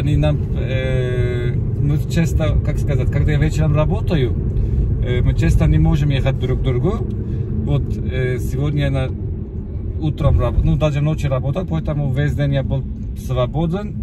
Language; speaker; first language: Russian; non-native, fluent; Turkish